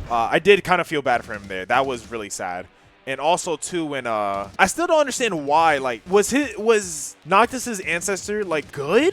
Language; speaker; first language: English; native; English